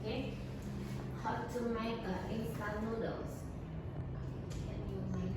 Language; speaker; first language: English; non-native, learner; Indonesian